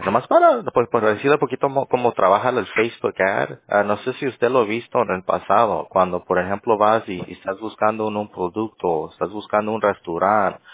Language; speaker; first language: Spanish; early bilingual, other home language; English